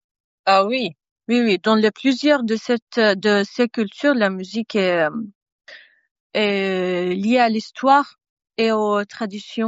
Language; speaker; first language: French; non-native, fluent; Arabic